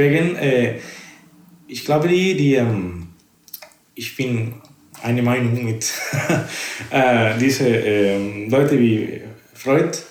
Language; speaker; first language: German; non-native, fluent; Spanish